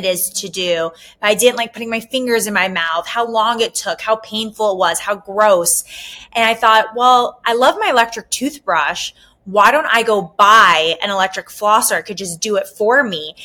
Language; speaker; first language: English; native; English